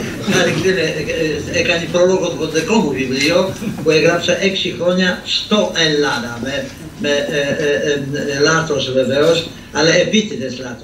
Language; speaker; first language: Greek; non-native, fluent; Polish